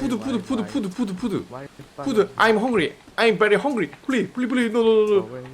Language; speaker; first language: English; non-native, learner; Korean